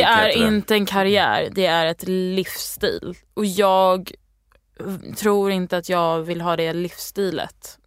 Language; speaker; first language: Swedish; early bilingual, heritage; Swedish